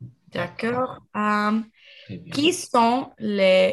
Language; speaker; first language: French; non-native, learner; English